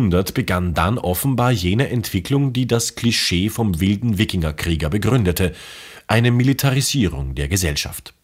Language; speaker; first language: German; native; German